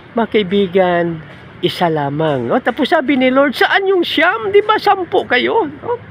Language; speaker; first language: Filipino; non-native, local second language; Hiligaynon